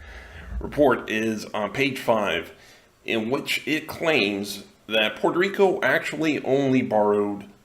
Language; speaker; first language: English; non-native, local second language; Spanish